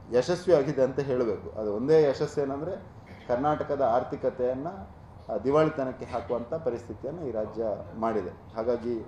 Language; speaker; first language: Kannada; non-native, local second language; Tulu